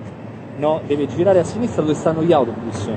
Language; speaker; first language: Italian; native; Italian